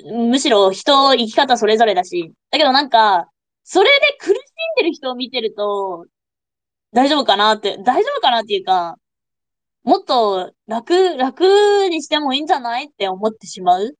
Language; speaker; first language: Japanese; non-native, fluent; English